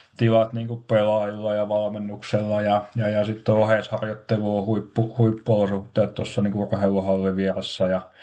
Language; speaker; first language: Finnish; native; Finnish